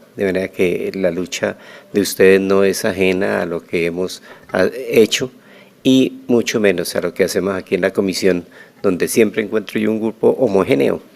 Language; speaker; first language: Spanish; native; Spanish